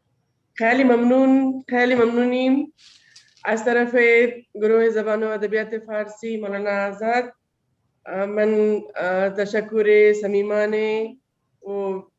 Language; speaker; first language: Persian; non-native, fluent; Urdu